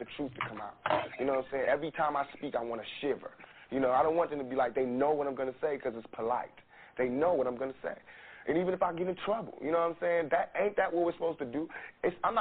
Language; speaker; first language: English; native; English